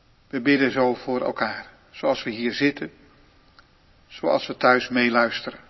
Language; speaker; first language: Dutch; native; Dutch